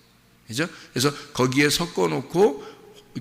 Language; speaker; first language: Korean; native; Korean